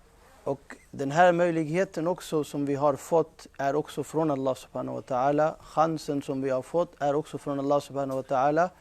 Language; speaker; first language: Swedish; non-native, fluent; Urdu